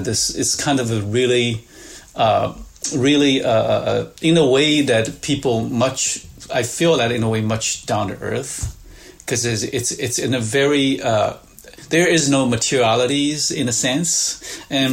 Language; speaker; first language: English; non-native, fluent; Chinese